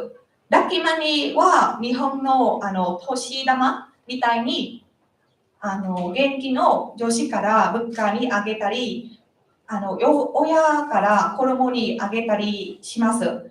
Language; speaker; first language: Japanese; non-native, learner; Vietnamese